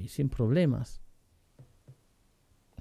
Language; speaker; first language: Spanish; non-native, fluent; German